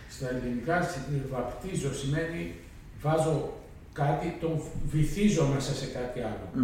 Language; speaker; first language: Greek; native; Greek